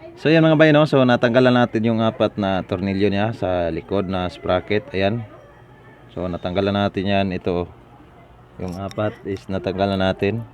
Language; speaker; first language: Filipino; non-native, local second language; Cebuano